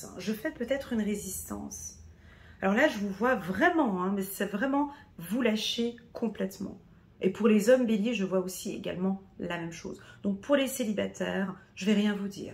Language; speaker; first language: French; native; French